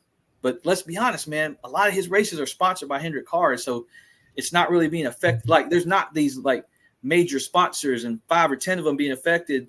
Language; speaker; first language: English; native; English